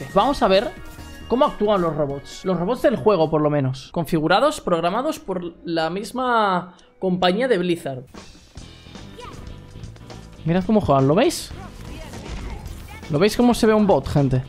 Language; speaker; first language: Spanish; native; Spanish